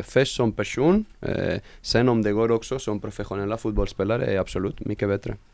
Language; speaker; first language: Swedish; non-native, fluent; Spanish